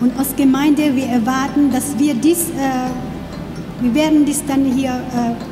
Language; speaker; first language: German; non-native, learner; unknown